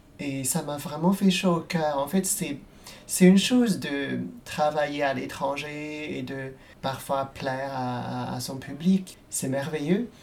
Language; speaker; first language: French; non-native, fluent; Cantonese